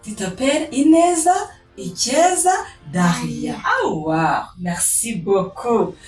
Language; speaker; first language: French; non-native, local second language; Kinyarwanda